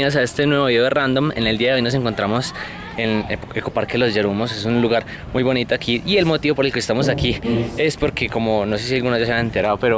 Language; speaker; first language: Spanish; native; Spanish